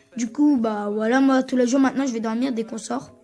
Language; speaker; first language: French; early bilingual, other home language; Turkish